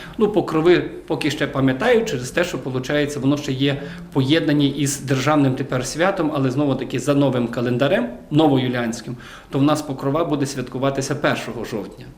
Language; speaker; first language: Ukrainian; native; Ukrainian